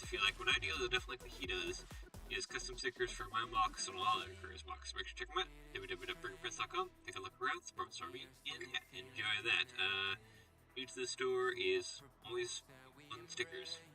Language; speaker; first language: English; native; English